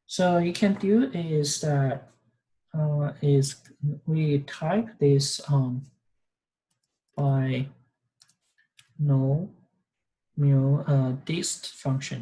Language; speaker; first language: English; non-native, fluent; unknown